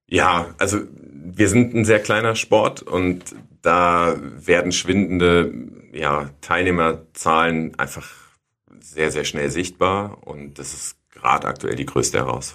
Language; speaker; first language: German; native; German